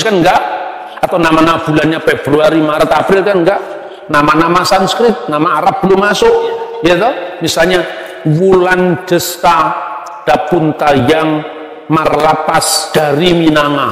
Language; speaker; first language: Indonesian; native; Indonesian